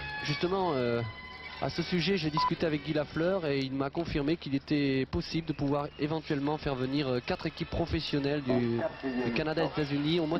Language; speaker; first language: French; native; French